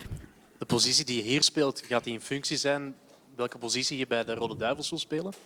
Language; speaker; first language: Dutch; native; Dutch